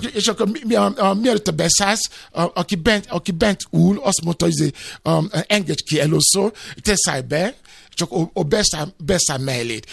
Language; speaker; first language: Hungarian; non-native, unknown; Yoruba